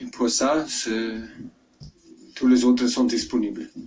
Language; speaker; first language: French; non-native, fluent; German